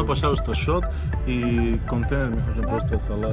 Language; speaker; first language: Russian; non-native, learner; Spanish